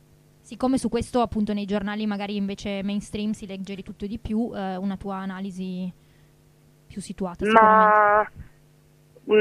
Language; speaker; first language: Italian; native; Italian